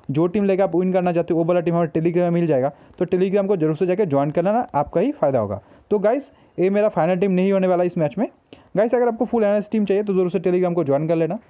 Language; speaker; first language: Hindi; native; Hindi